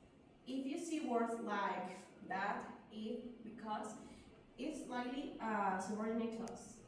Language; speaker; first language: English; non-native, learner; Spanish